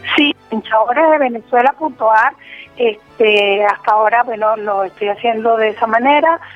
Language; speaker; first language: Spanish; native; Spanish